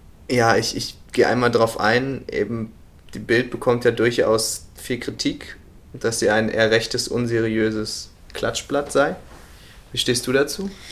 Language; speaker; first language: German; native; German